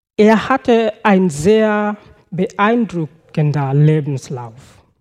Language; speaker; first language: German; non-native, fluent; Swahili